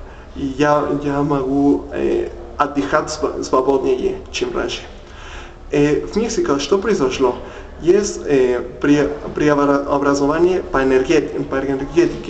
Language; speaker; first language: Russian; non-native, learner; Spanish